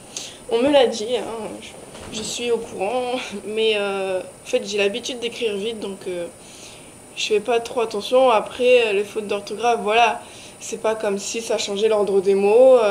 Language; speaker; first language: French; native; French